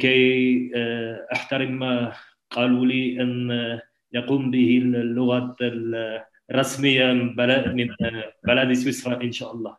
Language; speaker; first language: Arabic; non-native, learner; French